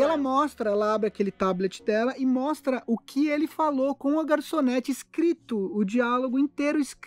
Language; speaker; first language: Portuguese; native; Portuguese